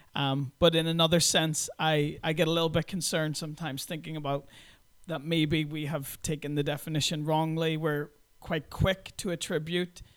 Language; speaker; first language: English; native; English